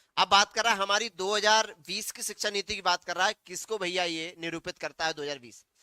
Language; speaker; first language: Hindi; native; Hindi